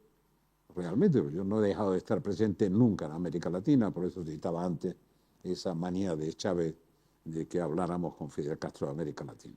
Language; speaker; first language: Spanish; native; Spanish